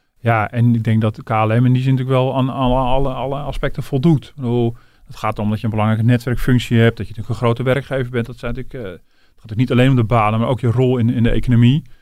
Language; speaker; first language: Dutch; native; Dutch